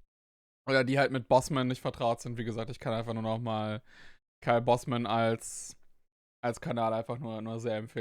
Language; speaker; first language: German; native; German